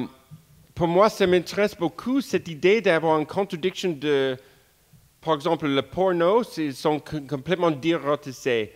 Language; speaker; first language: French; non-native, fluent; English